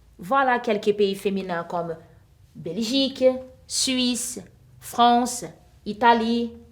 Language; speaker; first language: French; non-native, fluent; Portuguese